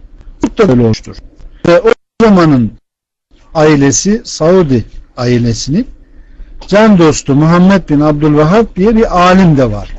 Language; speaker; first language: Turkish; native; Turkish